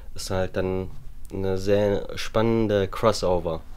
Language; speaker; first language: German; native; German